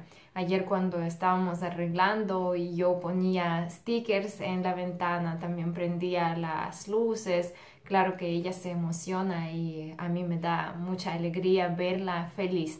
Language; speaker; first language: Spanish; non-native, fluent; Russian